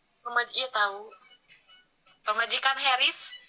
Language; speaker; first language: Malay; non-native, learner; Vietnamese